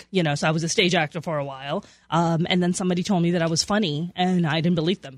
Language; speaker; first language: English; non-native, local second language; Urdu